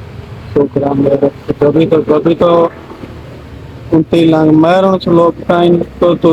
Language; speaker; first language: Filipino; non-native, learner; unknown